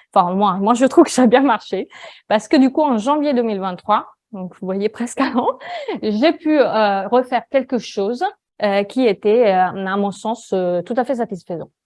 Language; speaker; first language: French; non-native, fluent; Italian